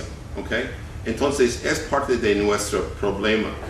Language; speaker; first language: Spanish; non-native, fluent; English